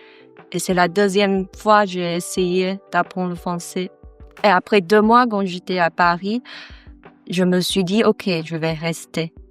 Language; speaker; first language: French; non-native, learner; Chinese